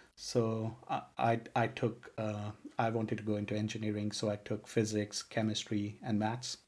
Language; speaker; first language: English; non-native, local second language; Punjabi